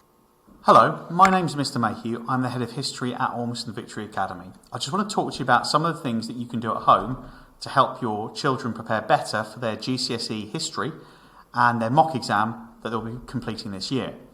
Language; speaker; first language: English; native; English